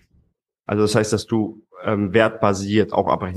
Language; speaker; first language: German; native; German